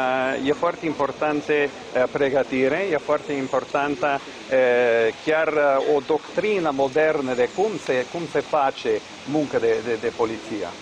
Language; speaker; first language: Romanian; non-native, learner; English